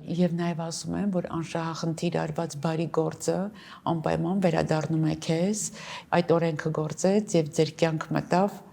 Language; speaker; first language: Armenian; native; Armenian